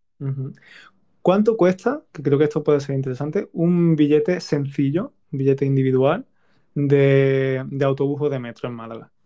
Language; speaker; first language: Spanish; native; Spanish